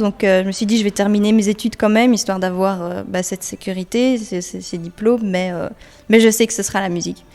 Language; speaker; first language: French; native; French